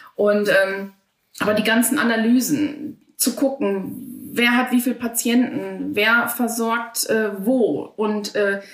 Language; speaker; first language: German; native; German